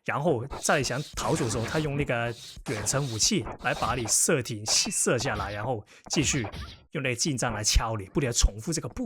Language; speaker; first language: Chinese; non-native, local second language; Cantonese